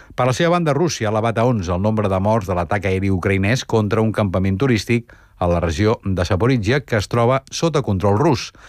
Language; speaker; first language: Catalan; native; Catalan